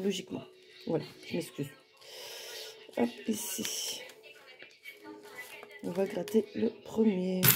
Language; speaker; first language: French; native; French